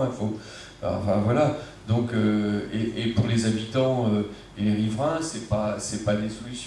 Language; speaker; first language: French; native; French